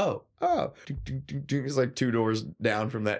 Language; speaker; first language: English; native; English